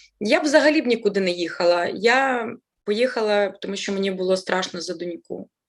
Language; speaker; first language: Ukrainian; native; Ukrainian